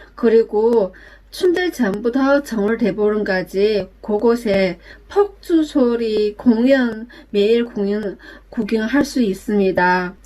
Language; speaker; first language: Korean; non-native, learner; Chinese